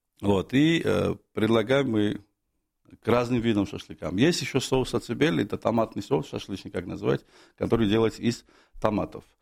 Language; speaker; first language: Russian; non-native, fluent; Georgian